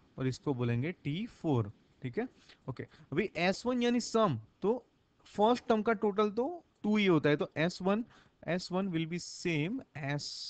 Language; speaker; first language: Hindi; non-native, local second language; Gujarati